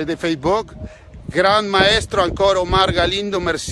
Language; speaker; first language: French; non-native, fluent; Spanish